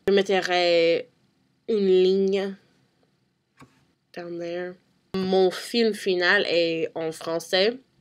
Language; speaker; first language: French; non-native, learner; English